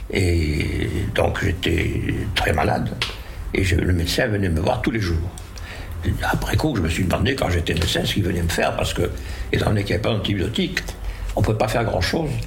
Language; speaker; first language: French; native; French